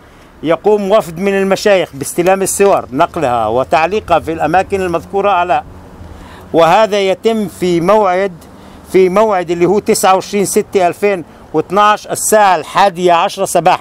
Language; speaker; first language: Arabic; native; Arabic